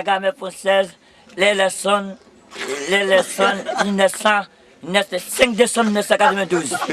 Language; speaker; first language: French; non-native, learner; Haitian Creole